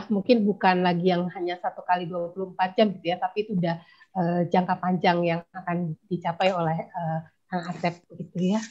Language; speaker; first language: Indonesian; native; Indonesian